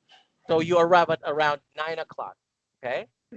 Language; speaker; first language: English; non-native, local second language; Filipino